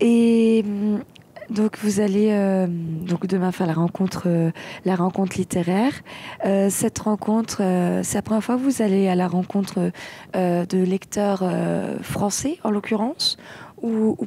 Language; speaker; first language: French; native; French